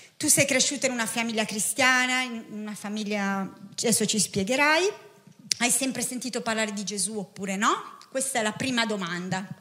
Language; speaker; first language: Italian; native; Italian